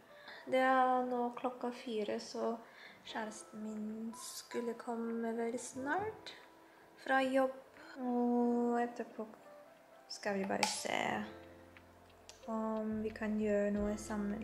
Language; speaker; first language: Norwegian; non-native, learner; Filipino